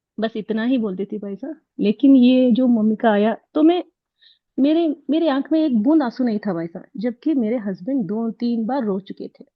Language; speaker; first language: Hindi; non-native, local second language; Kannada